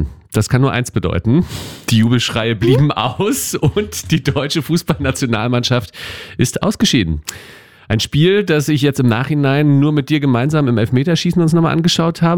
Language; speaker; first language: German; native; German